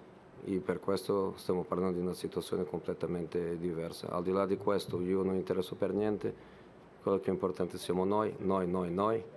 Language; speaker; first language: Italian; non-native, fluent; Portuguese